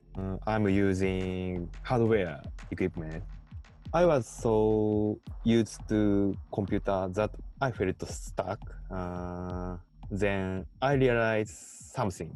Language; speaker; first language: English; non-native, learner; Japanese